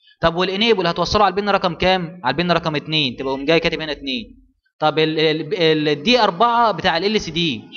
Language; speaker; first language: Arabic; native; Arabic